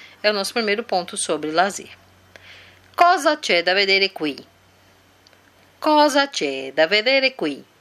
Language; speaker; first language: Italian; non-native, fluent; Portuguese